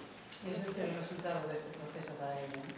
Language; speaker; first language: Spanish; native; Spanish